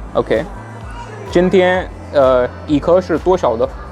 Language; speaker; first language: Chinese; non-native, learner; Hindi